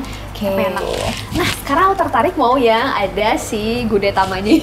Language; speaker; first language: Indonesian; native; Indonesian